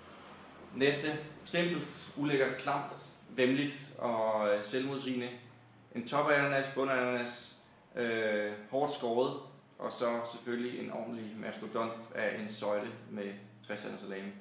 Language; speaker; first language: Danish; native; Danish